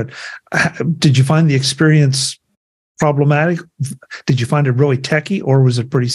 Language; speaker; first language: English; native; English